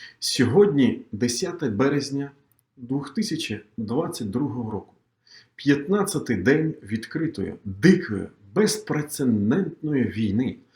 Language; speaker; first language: Ukrainian; non-native, local second language; Crimean Tatar